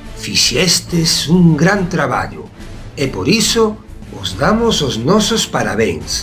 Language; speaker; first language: Galician; native; Galician